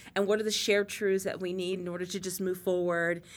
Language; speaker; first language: English; native; English